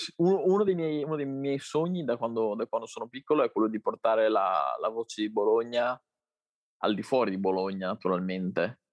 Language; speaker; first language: Italian; native; Italian